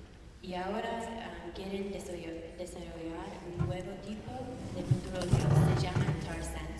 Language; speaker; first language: Spanish; non-native, learner; English